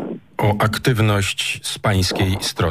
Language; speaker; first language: Polish; native; Polish